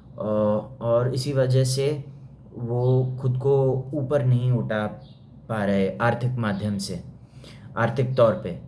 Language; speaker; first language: Hindi; non-native, local second language; Marathi